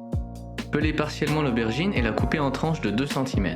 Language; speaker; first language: French; native; French